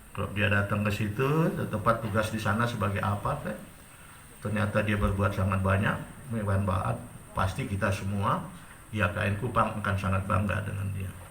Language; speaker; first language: Indonesian; non-native, local second language; Achinese